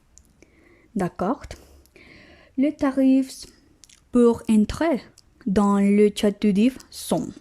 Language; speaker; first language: French; non-native, learner; Spanish